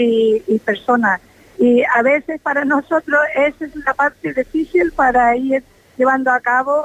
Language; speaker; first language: Spanish; non-native, fluent; English